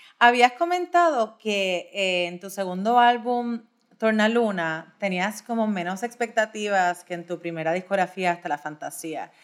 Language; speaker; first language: Spanish; early bilingual, heritage; Spanish